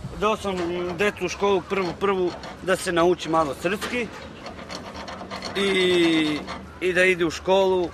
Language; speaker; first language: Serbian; non-native, local second language; Romany